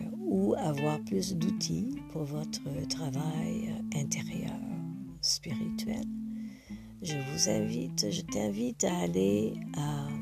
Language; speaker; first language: French; non-native, fluent; English